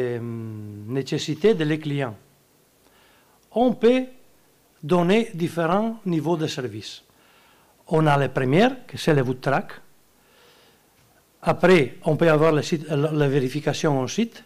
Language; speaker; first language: French; non-native, learner; Italian